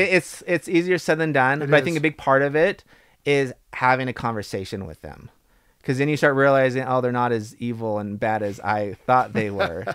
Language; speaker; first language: English; native; English